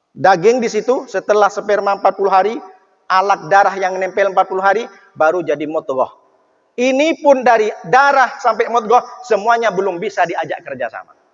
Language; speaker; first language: Indonesian; non-native, local second language; Madurese